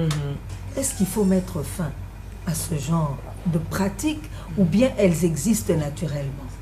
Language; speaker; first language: French; non-native, local second language; Lingala